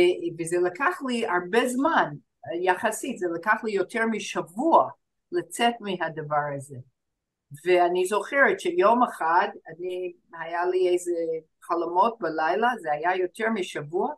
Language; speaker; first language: Hebrew; non-native, fluent; English